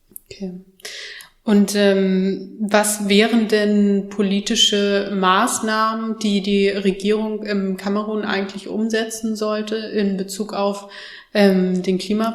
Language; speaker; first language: German; native; German